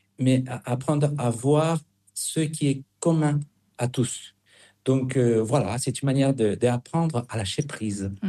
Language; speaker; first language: French; non-native, fluent; Spanish